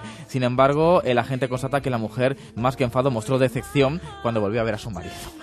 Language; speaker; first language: Spanish; native; Spanish